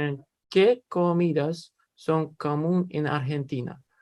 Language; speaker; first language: Spanish; non-native, learner; English